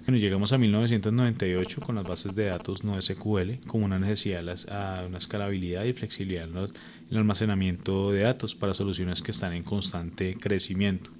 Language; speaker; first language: Spanish; native; Spanish